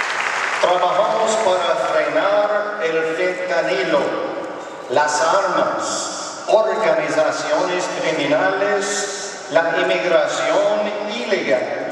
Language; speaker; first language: Spanish; non-native, learner; English